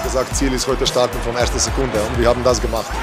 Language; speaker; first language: German; non-native, learner; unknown